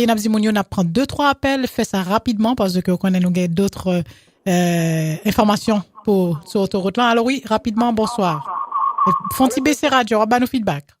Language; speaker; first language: French; non-native, local second language; Haitian Creole